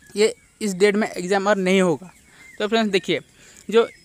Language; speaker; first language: Hindi; non-native, local second language; Odia